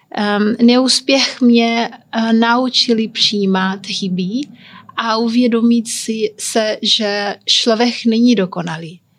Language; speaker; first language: Czech; non-native, learner; Kabuverdianu